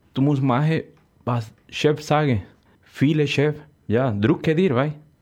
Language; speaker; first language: German; non-native, learner; Spanish